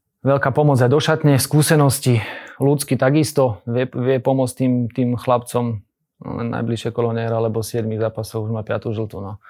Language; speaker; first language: Slovak; native; Slovak